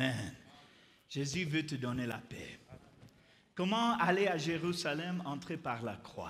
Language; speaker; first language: French; non-native, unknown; English